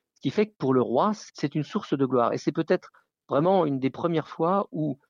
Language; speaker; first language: French; native; French